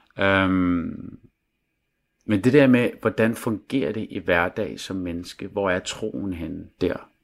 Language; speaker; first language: Danish; early bilingual, other home language; Arabic